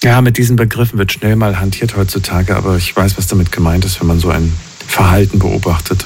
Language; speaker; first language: German; native; German